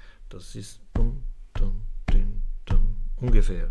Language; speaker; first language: German; native; German